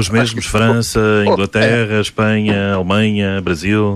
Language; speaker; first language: Portuguese; native; Portuguese